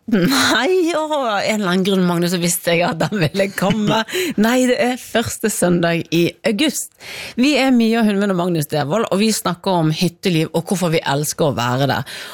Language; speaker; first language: Norwegian; native; Norwegian